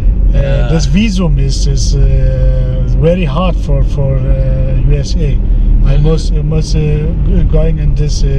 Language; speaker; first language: English; non-native, learner; Turkish